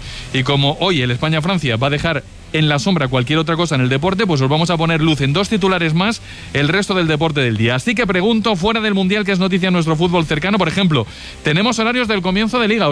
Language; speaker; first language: Spanish; native; Spanish